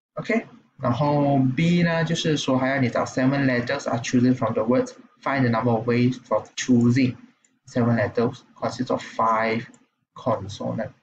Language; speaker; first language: English; non-native, local second language; Chinese